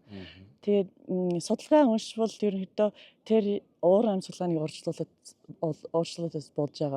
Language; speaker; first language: Mongolian; non-native, learner; English